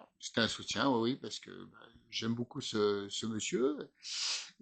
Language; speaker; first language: French; native; French